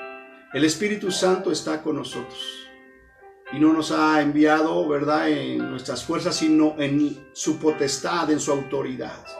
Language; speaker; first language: Spanish; native; Spanish